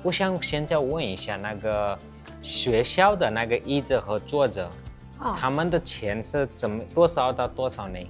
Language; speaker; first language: Chinese; non-native, learner; Hindi